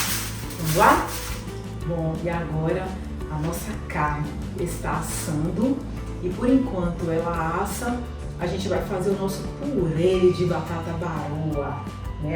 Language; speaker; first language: Portuguese; native; Portuguese